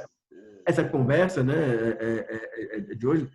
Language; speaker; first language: Portuguese; non-native, fluent; French